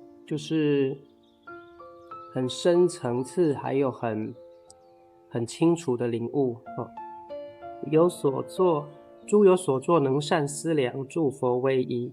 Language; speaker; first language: Chinese; native; Chinese